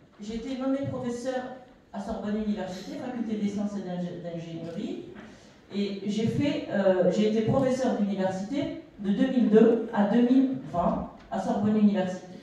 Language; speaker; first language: French; non-native, local second language; Arabic